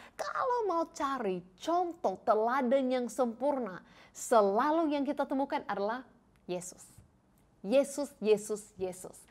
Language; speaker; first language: Indonesian; non-native, fluent; English